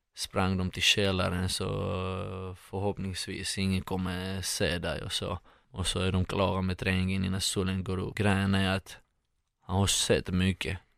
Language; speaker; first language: Swedish; non-native, fluent; Russian